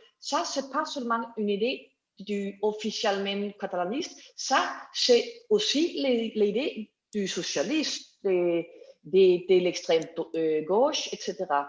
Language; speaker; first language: French; non-native, learner; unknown